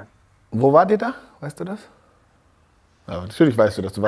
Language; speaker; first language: German; native; German